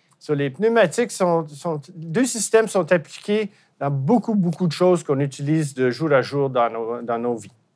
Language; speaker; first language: French; native; French